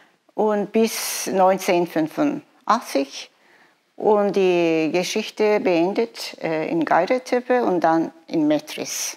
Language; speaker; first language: German; non-native, fluent; Turkish